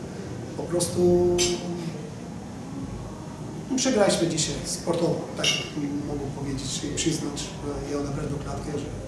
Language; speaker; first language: Polish; non-native, learner; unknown